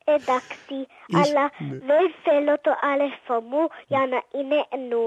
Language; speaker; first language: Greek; early bilingual, heritage; Greek